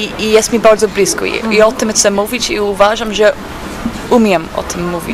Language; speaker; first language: Polish; non-native, fluent; English